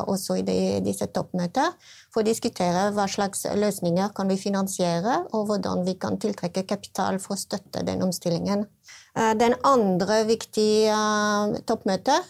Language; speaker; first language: Norwegian; non-native, fluent; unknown